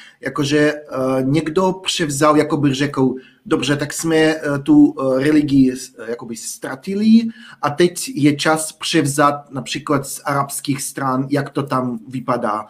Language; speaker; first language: Czech; non-native, fluent; Russian